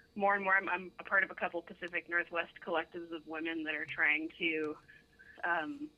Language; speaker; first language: English; native; English